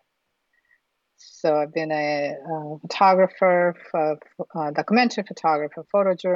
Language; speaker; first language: English; non-native, fluent; Russian